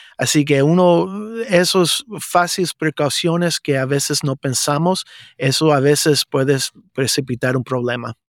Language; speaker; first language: Spanish; early bilingual, heritage; Spanish